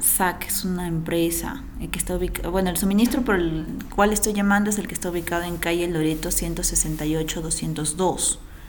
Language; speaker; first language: Spanish; native; Spanish